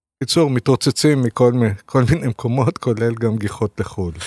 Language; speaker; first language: Hebrew; native; Hebrew